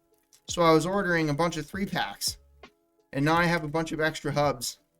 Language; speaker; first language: English; native; English